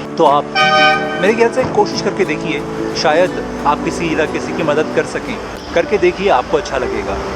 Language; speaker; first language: Hindi; native; Hindi